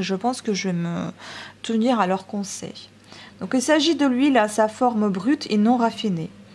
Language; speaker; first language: French; non-native, fluent; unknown